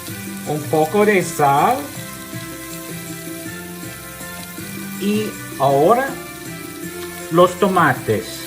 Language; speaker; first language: Spanish; non-native, learner; English